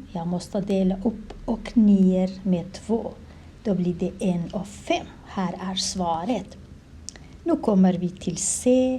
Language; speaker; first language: Swedish; non-native, learner; Kurdish